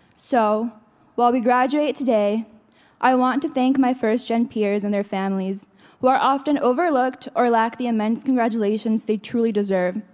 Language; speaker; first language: English; early bilingual, other home language; Spanish